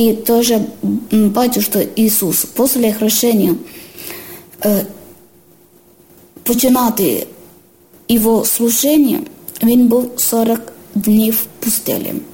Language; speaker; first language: Ukrainian; non-native, learner; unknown